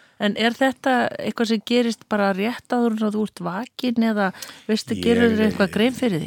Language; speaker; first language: Icelandic; native; Icelandic